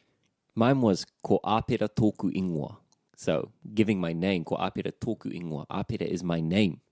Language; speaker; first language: Māori; non-native, learner; English